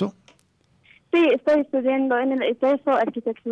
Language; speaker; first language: Spanish; non-native, learner; Kurdish